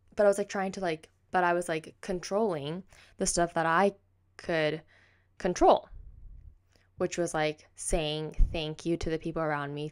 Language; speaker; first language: English; native; English